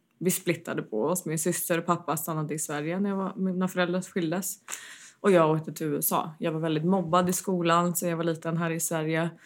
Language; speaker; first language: Swedish; early bilingual, heritage; Swedish